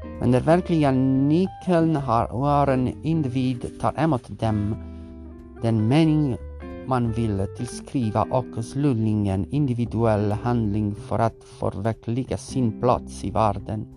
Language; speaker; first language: Swedish; non-native, learner; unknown